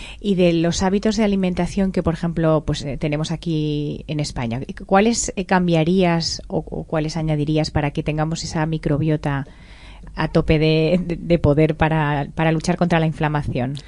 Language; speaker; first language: Spanish; native; Spanish